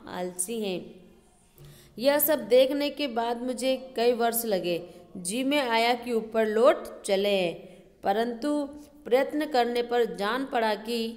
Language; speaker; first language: Hindi; native; Hindi